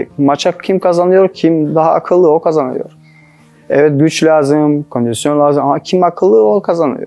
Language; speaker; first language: Turkish; non-native, learner; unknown